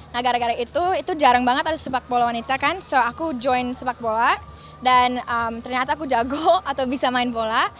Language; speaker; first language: Indonesian; early bilingual, other home language; English